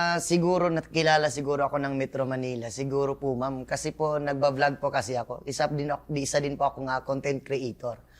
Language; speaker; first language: Filipino; non-native, local second language; Cebuano